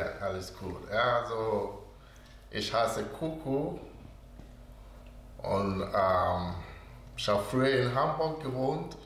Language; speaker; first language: German; non-native, learner; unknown